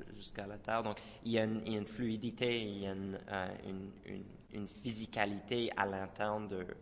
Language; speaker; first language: French; non-native, local second language; English